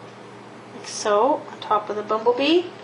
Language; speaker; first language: English; native; English